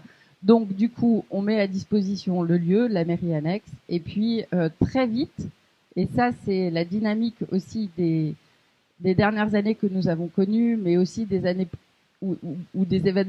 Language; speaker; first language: French; native; French